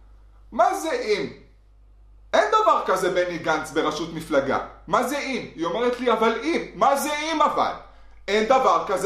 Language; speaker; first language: Hebrew; native; Hebrew